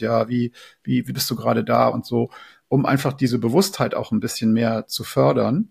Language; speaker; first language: German; native; German